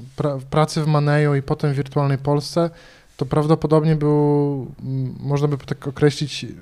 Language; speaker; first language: Polish; native; Polish